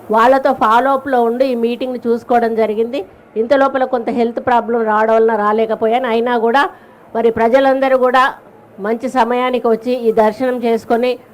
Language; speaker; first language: Telugu; native; Telugu